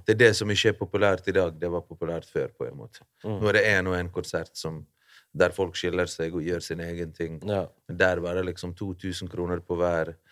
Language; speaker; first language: Norwegian; early bilingual, other home language; Bosnian